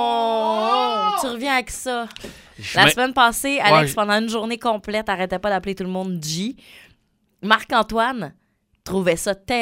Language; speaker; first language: French; native; French